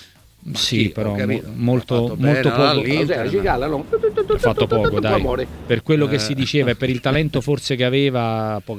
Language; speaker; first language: Italian; native; Italian